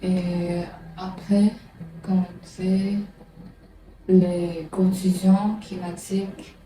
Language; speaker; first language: French; non-native, learner; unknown